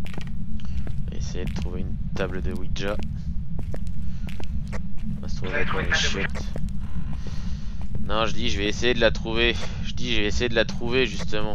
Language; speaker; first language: French; native; French